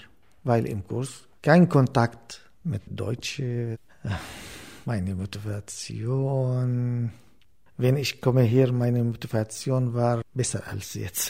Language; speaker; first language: German; non-native, learner; Arabic